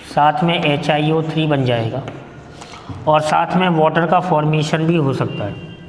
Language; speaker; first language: Hindi; native; Hindi